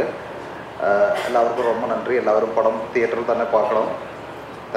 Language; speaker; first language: Tamil; non-native, learner; Malayalam